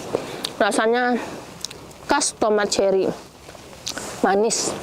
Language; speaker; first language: Indonesian; native; Indonesian